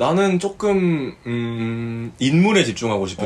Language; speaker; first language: Korean; native; Korean